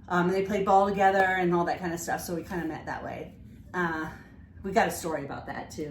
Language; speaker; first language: English; native; English